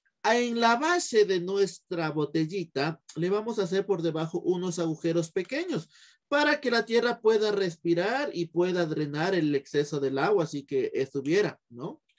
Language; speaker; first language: Spanish; native; Spanish